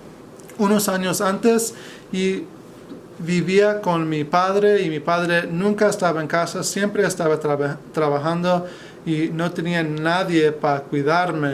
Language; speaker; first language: Spanish; non-native, fluent; English